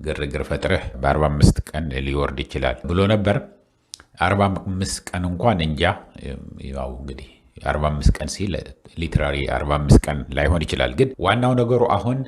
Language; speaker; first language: Amharic; non-native, local second language; Tigrinya